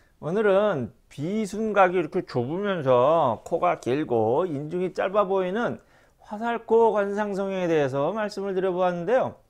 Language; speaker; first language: Korean; native; Korean